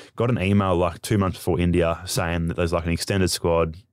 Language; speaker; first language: English; native; English